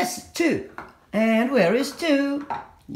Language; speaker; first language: English; non-native, fluent; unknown